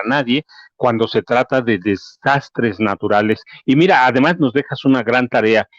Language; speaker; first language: Spanish; native; Spanish